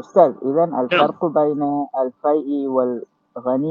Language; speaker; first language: Arabic; non-native, learner; Malay